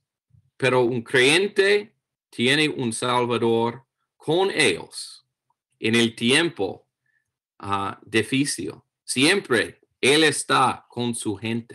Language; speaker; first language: Spanish; non-native, learner; English